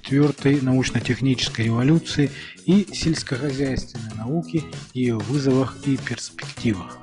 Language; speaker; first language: Russian; native; Russian